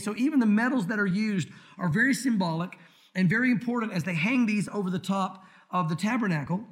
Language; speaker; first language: English; native; English